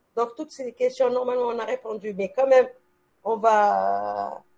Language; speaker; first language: French; non-native, local second language; Arabic